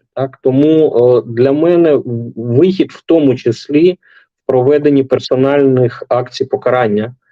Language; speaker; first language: Ukrainian; non-native, local second language; Russian